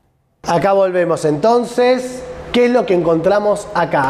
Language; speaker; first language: Spanish; native; Spanish